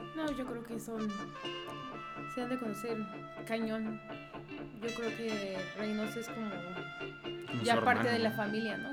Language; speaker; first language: Spanish; native; Spanish